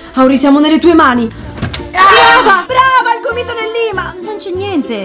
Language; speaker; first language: Italian; native; Italian